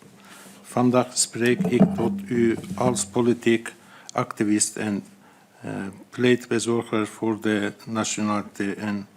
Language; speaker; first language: Dutch; non-native, fluent; Azerbaijani